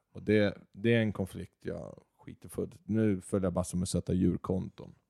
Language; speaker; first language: Swedish; early bilingual, other home language; Serbian